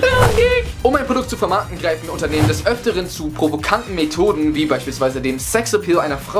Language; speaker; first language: German; native; German